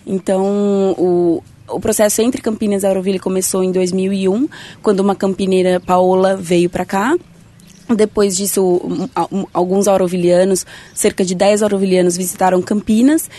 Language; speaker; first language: Portuguese; native; Portuguese